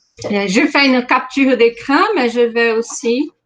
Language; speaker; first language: French; non-native, fluent; Portuguese